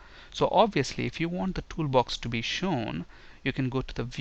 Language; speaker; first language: English; non-native, local second language; Telugu